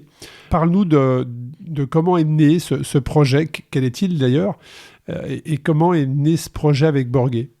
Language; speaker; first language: French; native; French